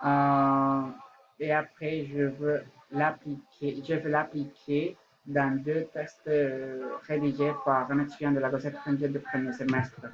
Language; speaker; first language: French; non-native, learner; Spanish